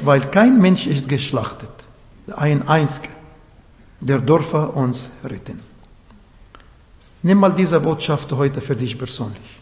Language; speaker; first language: German; non-native, fluent; Arabic